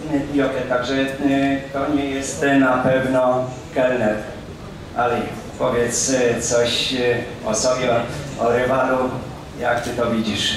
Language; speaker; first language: Polish; native; Polish